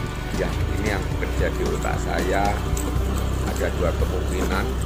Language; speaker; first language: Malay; non-native, local second language; Javanese